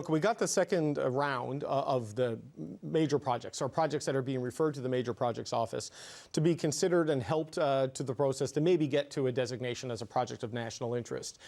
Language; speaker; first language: English; native; English